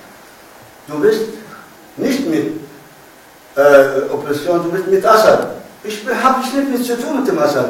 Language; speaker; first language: German; non-native, learner; Arabic